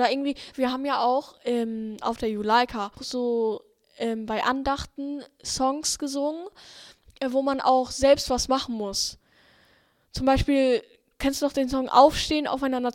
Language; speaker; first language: German; native; German